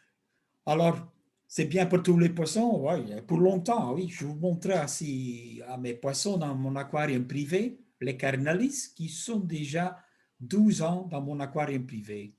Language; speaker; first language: French; non-native, local second language; Dutch